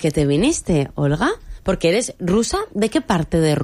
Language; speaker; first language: Spanish; native; Spanish